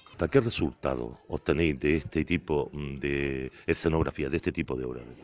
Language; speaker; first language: Spanish; native; Spanish